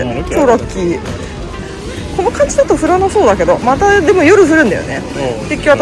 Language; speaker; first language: Japanese; native; Japanese